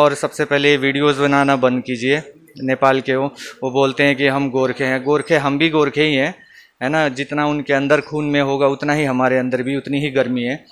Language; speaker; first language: Hindi; non-native, local second language; Nepali